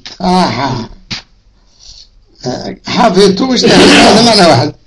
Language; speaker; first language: Arabic; native; Arabic